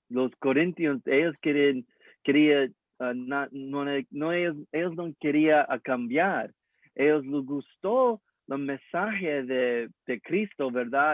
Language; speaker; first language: Spanish; early bilingual, heritage; English